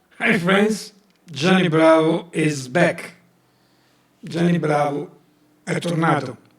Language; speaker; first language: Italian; native; Italian